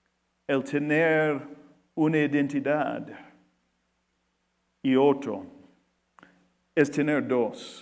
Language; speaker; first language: Spanish; non-native, fluent; English